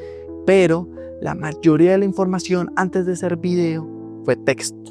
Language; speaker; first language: Spanish; native; Spanish